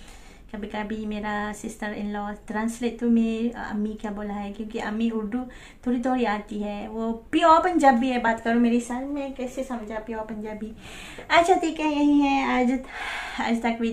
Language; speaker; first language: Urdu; non-native, learner; Malay